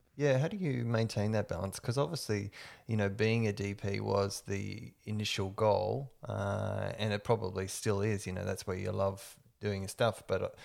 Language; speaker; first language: English; native; English